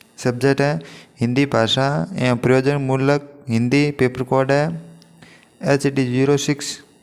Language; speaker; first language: Hindi; native; Hindi